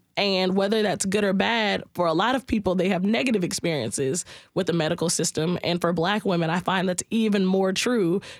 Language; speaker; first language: English; native; English